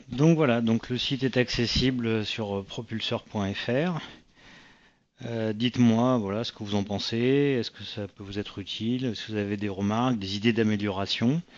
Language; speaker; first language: French; native; French